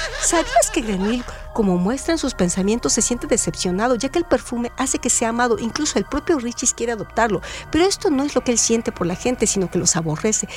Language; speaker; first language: Spanish; native; Spanish